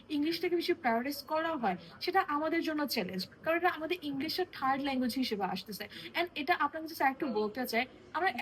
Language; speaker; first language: Bangla; non-native, local second language; Marma